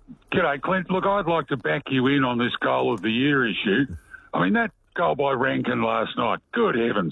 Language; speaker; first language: English; native; English